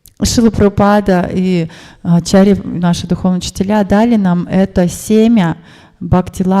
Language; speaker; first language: Russian; native; Russian